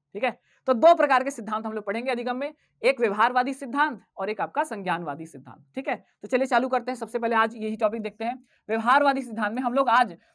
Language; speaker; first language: Hindi; native; Hindi